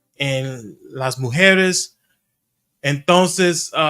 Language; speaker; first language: Spanish; non-native, learner; English